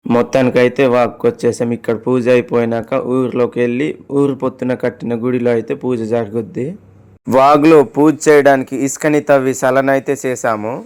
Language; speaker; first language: Telugu; non-native, local second language; Koya